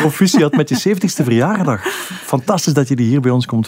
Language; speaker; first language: Dutch; native; Dutch